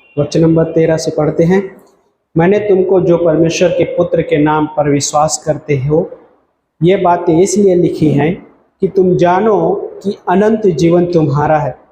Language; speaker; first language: Hindi; non-native, local second language; Marathi